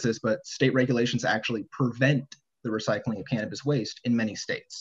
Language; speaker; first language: English; native; English